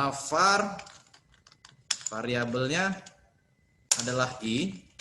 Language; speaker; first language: Indonesian; native; Indonesian